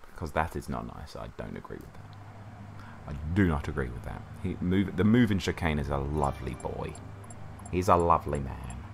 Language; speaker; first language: English; native; English